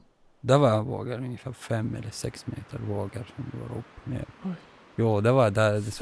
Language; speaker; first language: Swedish; non-native, learner; Arabic